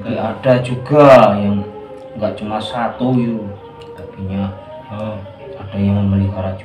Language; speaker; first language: Indonesian; non-native, local second language; Javanese